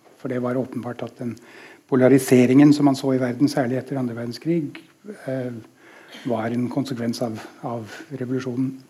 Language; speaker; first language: Norwegian; non-native, fluent; English